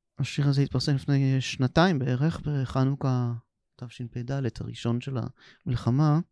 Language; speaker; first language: Hebrew; native; Hebrew